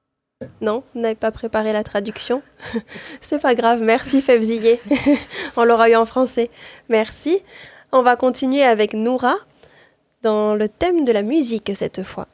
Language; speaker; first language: French; native; French